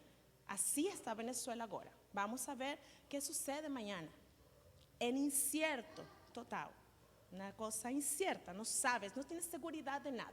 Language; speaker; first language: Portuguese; non-native, learner; Spanish